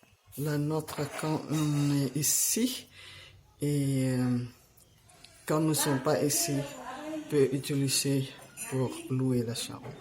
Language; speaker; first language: French; non-native, learner; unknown